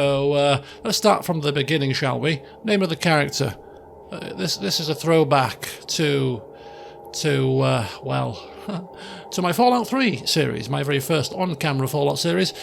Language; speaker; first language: English; native; English